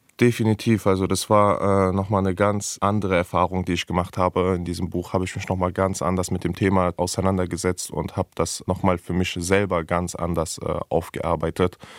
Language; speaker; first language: German; early bilingual, other home language; Persian